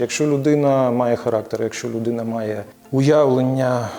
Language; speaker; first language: Ukrainian; native; Ukrainian